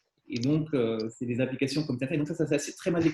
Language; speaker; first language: French; native; French